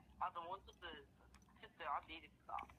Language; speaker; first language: Japanese; native; Japanese